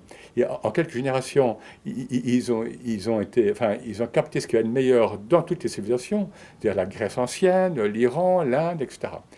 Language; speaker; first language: French; native; French